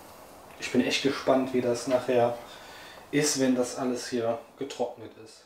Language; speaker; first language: German; native; German